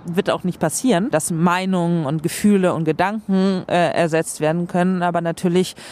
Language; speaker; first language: German; non-native, fluent; Swedish